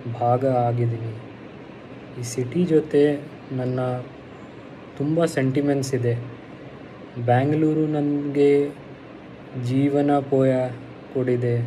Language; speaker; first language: Kannada; non-native, learner; Hindi